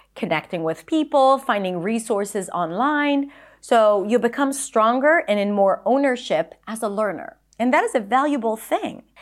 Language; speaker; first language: English; non-native, fluent; Hebrew